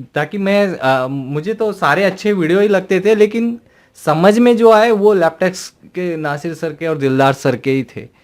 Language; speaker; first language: Hindi; non-native, local second language; Urdu